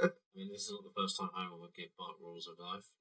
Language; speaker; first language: English; native; English